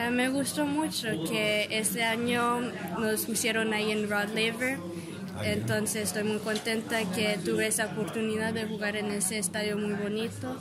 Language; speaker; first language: Spanish; early bilingual, heritage; English